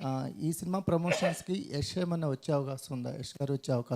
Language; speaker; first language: Telugu; native; Telugu